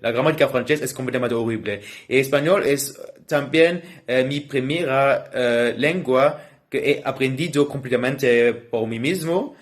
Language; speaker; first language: Spanish; non-native, learner; Luxembourgish